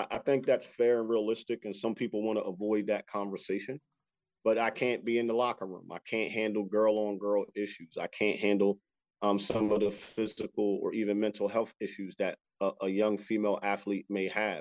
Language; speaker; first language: English; native; English